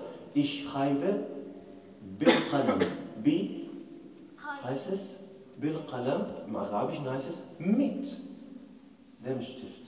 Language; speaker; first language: German; non-native, fluent; Arabic